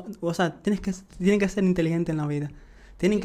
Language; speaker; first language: Spanish; native; Spanish